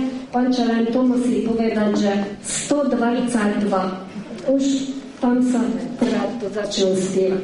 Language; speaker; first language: Slovak; early bilingual, heritage; Slovak